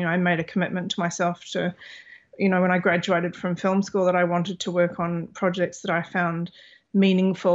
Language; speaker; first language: English; native; English